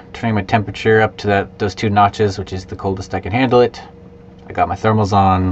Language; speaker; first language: English; native; English